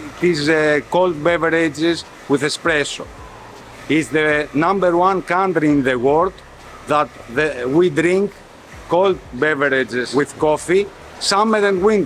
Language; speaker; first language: English; non-native, fluent; Greek